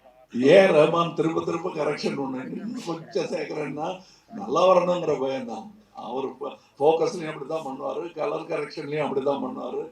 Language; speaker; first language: Tamil; native; Tamil